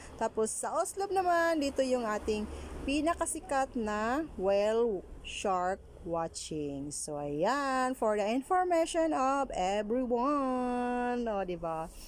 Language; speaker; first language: Filipino; non-native, local second language; Cebuano